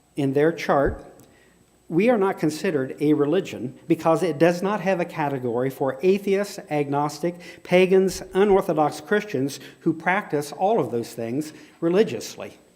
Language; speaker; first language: English; native; English